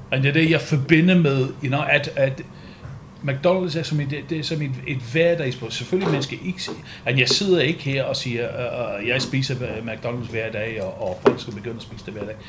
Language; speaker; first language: Danish; non-native, fluent; English